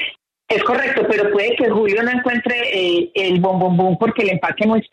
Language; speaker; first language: Spanish; native; Spanish